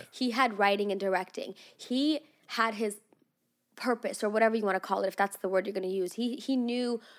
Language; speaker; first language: English; non-native, fluent; Russian